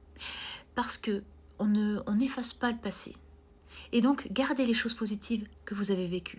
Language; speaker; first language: French; native; French